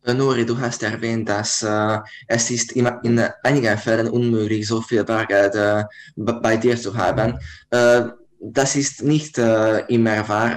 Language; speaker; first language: German; non-native, learner; Hungarian